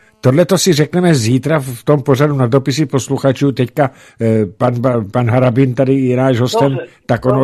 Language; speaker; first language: Czech; native; Czech